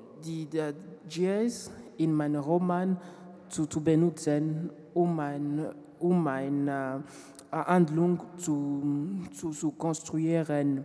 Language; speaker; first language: German; non-native, learner; French